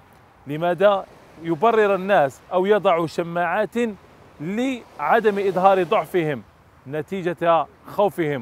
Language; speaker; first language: Arabic; native; Arabic